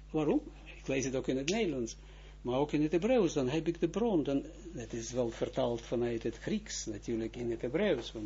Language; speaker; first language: Dutch; non-native, fluent; Russian